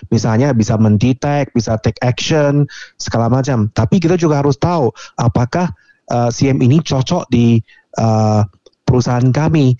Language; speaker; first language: Indonesian; non-native, fluent; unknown